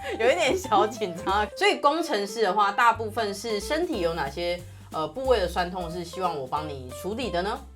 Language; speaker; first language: Chinese; native; Chinese